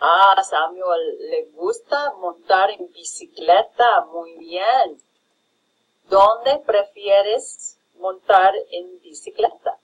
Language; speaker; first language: Spanish; non-native, fluent; English